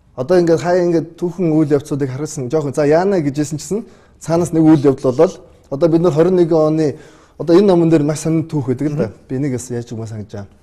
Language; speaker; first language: Mongolian; native; Mongolian